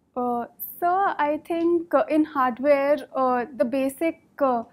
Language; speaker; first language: English; non-native, local second language; Hindi